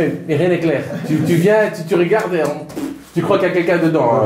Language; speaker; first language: French; early bilingual, other home language; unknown